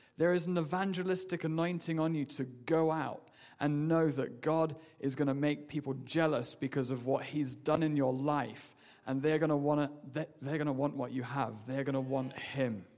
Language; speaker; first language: English; native; English